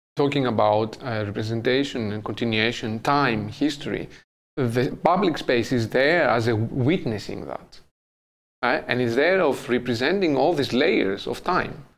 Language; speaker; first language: English; non-native, fluent; Greek